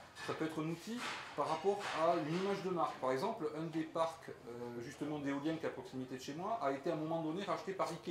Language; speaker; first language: French; native; French